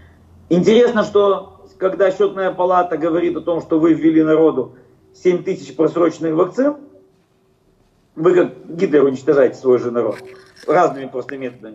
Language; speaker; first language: Russian; native; Russian